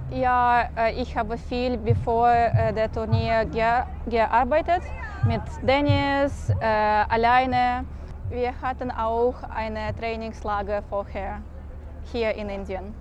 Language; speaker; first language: German; non-native, learner; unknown